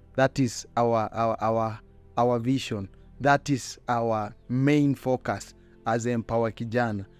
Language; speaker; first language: English; non-native, local second language; Luyia